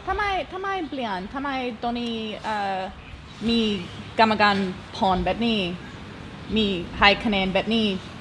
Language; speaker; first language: Thai; non-native, learner; English